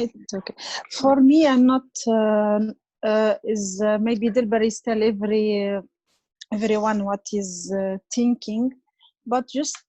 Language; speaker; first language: English; non-native, learner; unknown